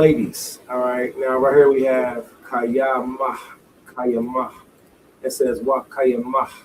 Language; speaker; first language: English; native; English